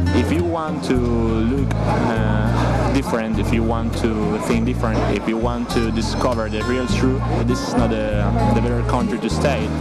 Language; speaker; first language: English; non-native, learner; Spanish